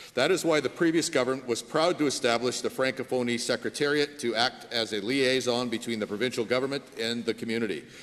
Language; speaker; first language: English; native; English